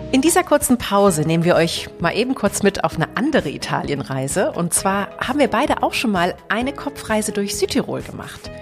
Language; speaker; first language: German; native; German